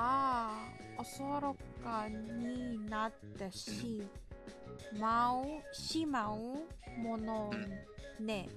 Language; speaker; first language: Japanese; non-native, learner; English